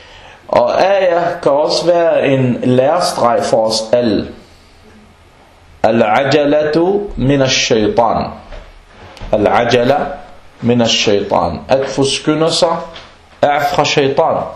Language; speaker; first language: Danish; non-native, local second language; Arabic